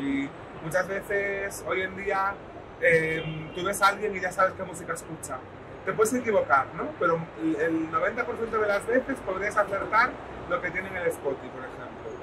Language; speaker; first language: Spanish; native; Spanish